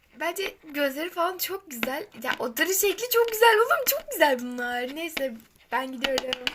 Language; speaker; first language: Turkish; native; Turkish